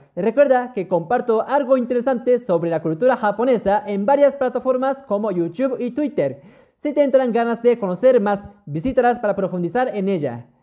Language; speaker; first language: Spanish; non-native, fluent; Japanese